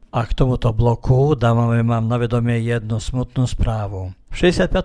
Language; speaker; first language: Slovak; early bilingual, heritage; Slovak